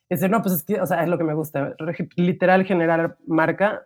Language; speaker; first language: Spanish; native; Spanish